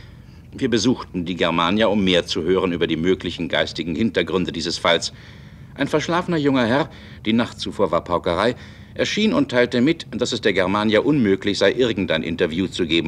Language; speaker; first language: German; native; German